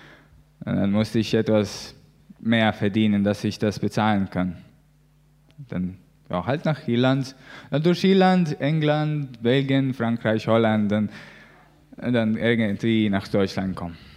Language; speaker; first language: German; non-native, learner; Latvian